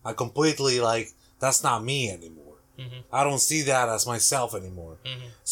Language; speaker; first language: English; non-native, fluent; Spanish